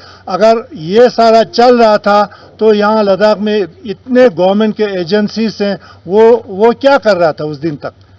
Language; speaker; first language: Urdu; non-native, local second language; Ladakhi